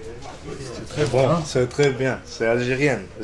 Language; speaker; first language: French; non-native, learner; Spanish